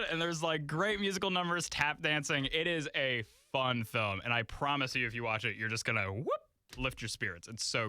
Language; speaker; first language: English; native; English